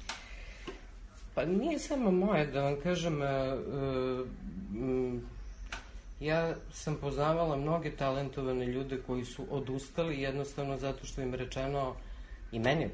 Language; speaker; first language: Serbian; native; Serbian